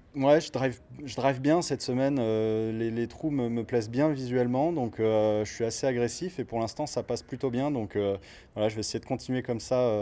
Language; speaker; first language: French; native; French